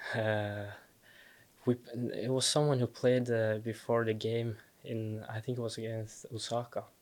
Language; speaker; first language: English; non-native, fluent; Norwegian